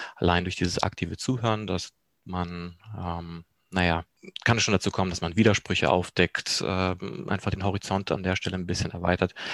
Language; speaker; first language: German; early bilingual, other home language; Polish